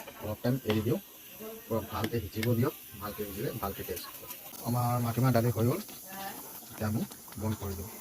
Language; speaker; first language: Assamese; non-native, local second language; Bangla